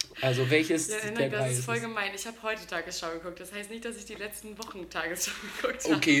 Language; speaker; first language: German; native; German